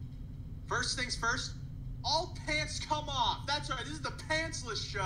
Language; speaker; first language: English; native; English